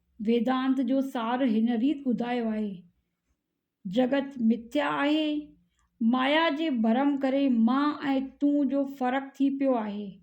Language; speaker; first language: Sindhi; early bilingual, heritage; Sindhi